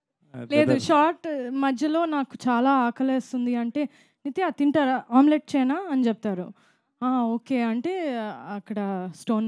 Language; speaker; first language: Telugu; non-native, fluent; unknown